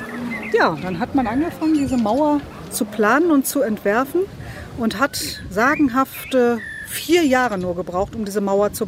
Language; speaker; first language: German; native; German